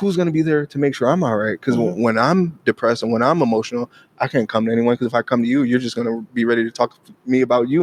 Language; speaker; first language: English; native; English